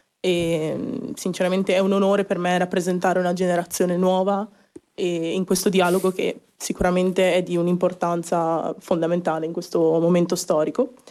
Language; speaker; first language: Italian; early bilingual, other home language; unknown